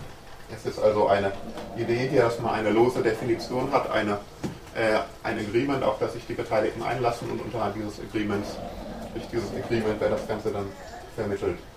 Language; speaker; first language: German; native; German